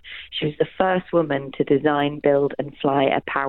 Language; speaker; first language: English; native; English